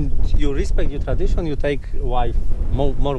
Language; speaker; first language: English; non-native, learner; Polish